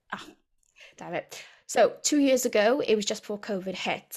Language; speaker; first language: English; native; English